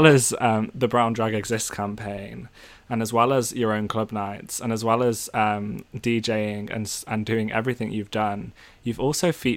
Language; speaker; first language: English; native; English